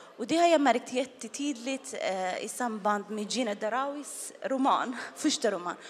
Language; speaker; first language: Swedish; non-native, fluent; Arabic